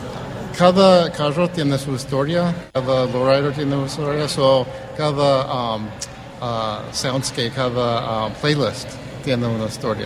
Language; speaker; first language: Spanish; early bilingual, heritage; English